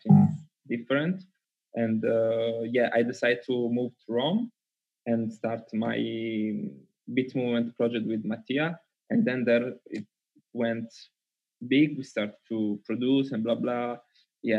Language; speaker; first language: English; non-native, learner; Italian